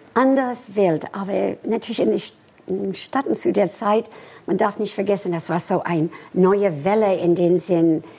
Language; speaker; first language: German; non-native, fluent; English